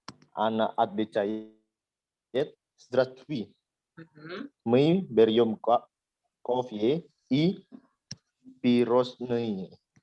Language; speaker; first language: Russian; non-native, learner; Indonesian